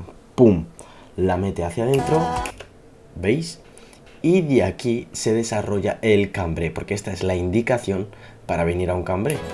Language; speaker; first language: Spanish; native; Spanish